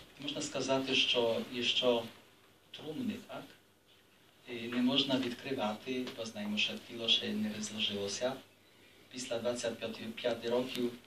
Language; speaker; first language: Ukrainian; non-native, fluent; Polish